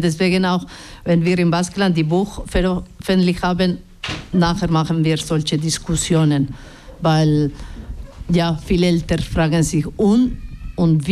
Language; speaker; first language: German; non-native, learner; Basque